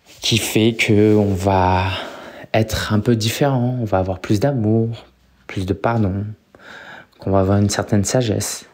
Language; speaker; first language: French; early bilingual, other home language; Chinese